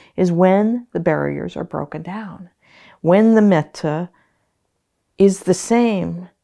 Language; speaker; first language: English; native; English